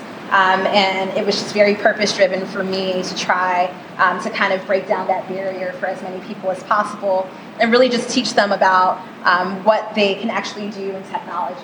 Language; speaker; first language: English; native; English